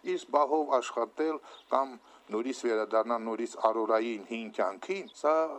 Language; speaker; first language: Armenian; native; Armenian